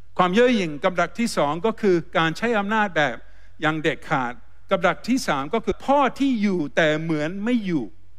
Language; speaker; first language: Thai; non-native, fluent; English